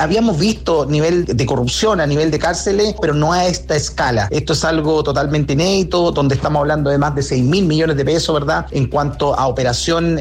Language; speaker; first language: Spanish; native; Spanish